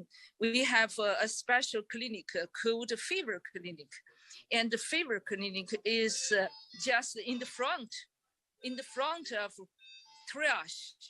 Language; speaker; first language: English; non-native, learner; Chinese